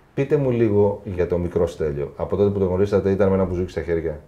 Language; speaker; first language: Greek; native; Greek